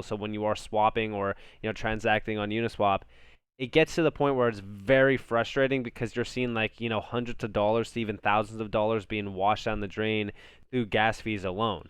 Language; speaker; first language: English; native; English